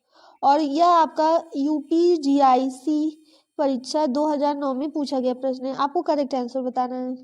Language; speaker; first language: Hindi; native; Hindi